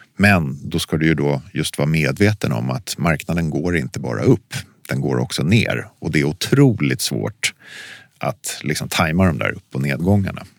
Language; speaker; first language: Swedish; native; Swedish